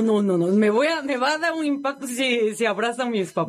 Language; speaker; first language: Spanish; non-native, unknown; Korean